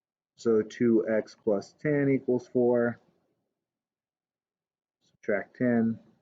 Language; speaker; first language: English; native; English